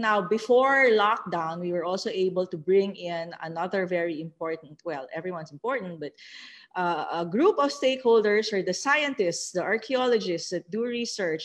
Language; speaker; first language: English; non-native, local second language; Filipino